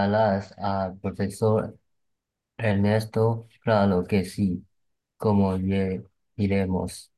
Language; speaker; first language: Spanish; non-native, learner; Chinese